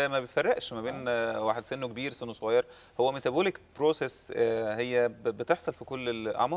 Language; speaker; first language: Arabic; native; Arabic